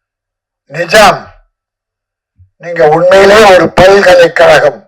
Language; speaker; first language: Tamil; native; Tamil